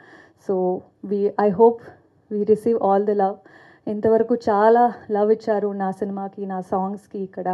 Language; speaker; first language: Telugu; non-native, fluent; Kannada